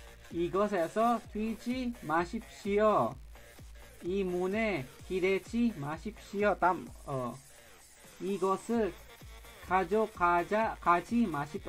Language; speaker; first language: Korean; non-native, fluent; Filipino